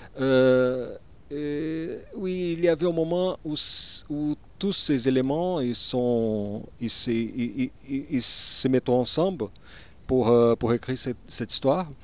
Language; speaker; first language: French; non-native, learner; Portuguese